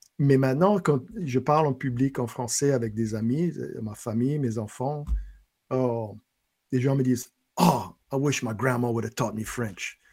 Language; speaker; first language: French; non-native, local second language; English